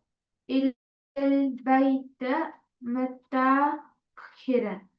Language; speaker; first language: Arabic; non-native, learner; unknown